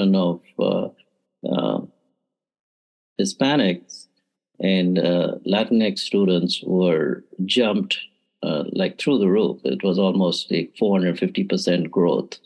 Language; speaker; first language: English; native; English